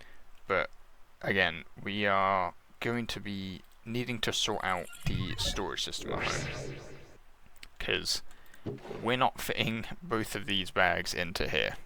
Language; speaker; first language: English; native; English